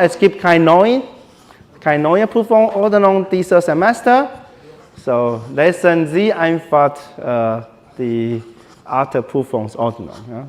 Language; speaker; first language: German; non-native, learner; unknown